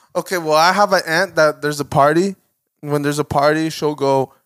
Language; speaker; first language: English; native; English